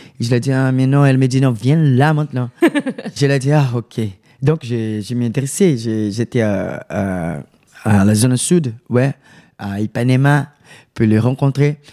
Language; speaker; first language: French; non-native, learner; Portuguese